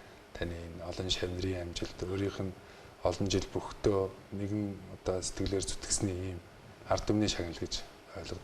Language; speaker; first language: Mongolian; native; Mongolian